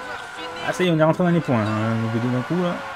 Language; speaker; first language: French; native; French